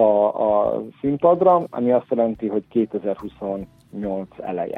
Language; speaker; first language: Hungarian; native; Hungarian